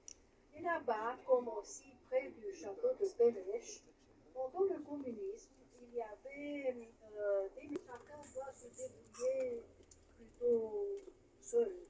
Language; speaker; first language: French; non-native, fluent; Romanian